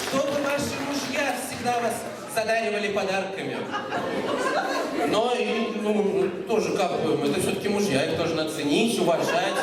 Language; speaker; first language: Russian; native; Russian